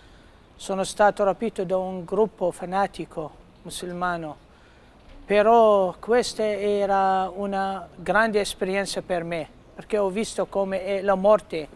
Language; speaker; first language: Italian; non-native, fluent; Arabic